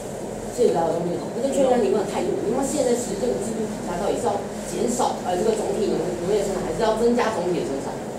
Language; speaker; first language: Chinese; native; Chinese